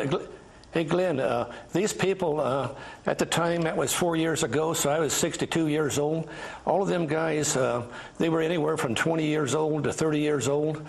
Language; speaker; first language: English; native; English